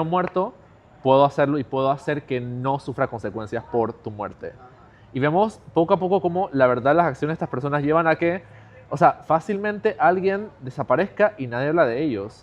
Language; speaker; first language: Spanish; native; Spanish